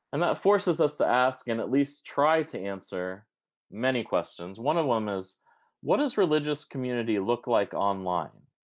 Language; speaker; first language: English; native; English